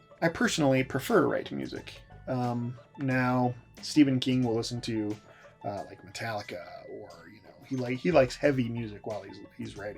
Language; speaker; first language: English; native; English